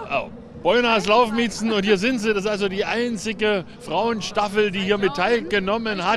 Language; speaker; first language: German; native; German